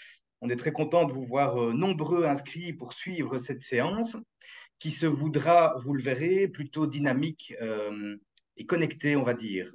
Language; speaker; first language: French; native; French